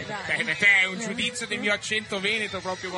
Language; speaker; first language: Italian; native; Italian